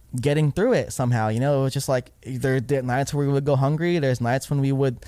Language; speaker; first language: English; early bilingual, other home language; Filipino